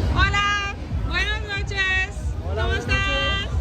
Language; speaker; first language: Spanish; non-native, learner; Dutch